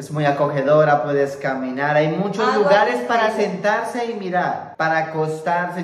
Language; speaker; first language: Spanish; native; Spanish